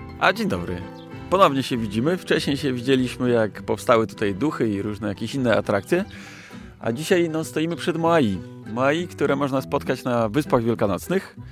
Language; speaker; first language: Polish; native; Polish